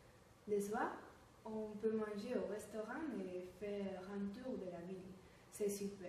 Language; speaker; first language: French; non-native, learner; Spanish